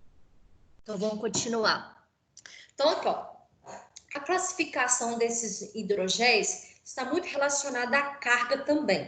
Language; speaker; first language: Portuguese; native; Portuguese